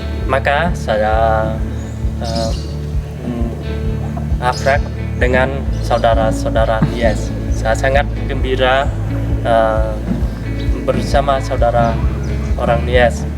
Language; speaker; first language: Indonesian; non-native, learner; Vietnamese